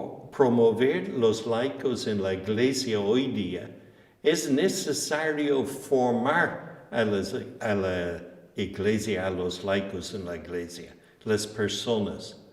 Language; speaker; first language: Spanish; non-native, fluent; English